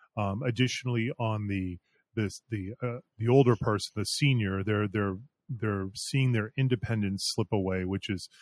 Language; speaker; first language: English; native; English